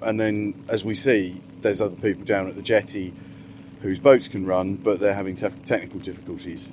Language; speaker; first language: English; native; English